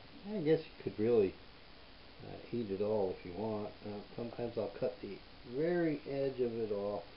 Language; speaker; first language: English; native; English